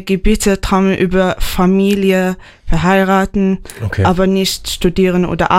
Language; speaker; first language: German; non-native, learner; Arabic